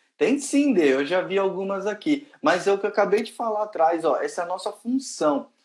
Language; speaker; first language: Portuguese; native; Portuguese